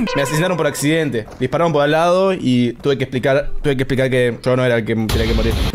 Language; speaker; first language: Spanish; early bilingual, other home language; Chinese